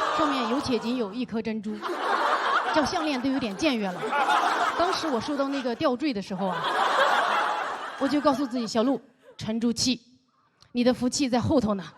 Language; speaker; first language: Chinese; native; Chinese